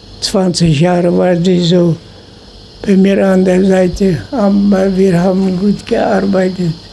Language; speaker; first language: German; non-native, local second language; Low German